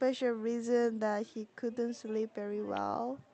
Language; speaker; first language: English; non-native, learner; Korean